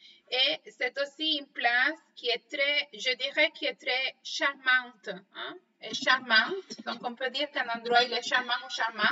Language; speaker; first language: French; non-native, fluent; Spanish